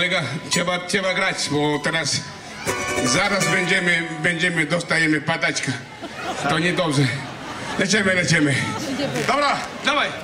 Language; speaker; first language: Polish; non-native, learner; Spanish